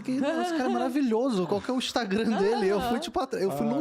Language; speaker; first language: Portuguese; native; Portuguese